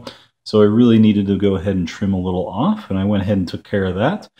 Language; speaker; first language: English; native; English